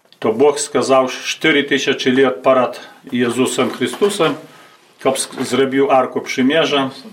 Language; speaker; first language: Ukrainian; native; Ukrainian